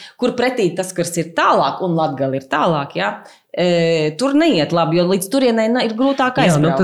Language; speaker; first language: Latvian; native; Latvian